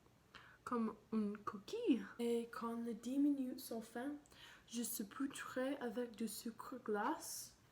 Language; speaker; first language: French; non-native, learner; English